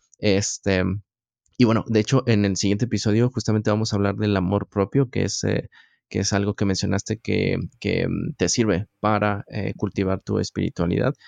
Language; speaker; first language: Spanish; native; Spanish